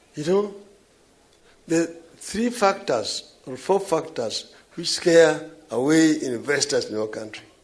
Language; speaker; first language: English; non-native, local second language; Luo (Kenya and Tanzania)